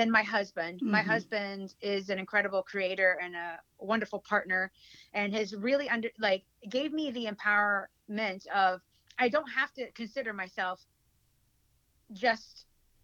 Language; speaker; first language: English; early bilingual, other home language; Hiligaynon